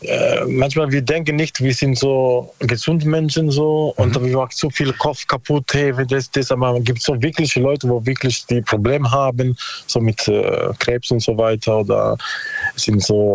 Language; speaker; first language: German; non-native, learner; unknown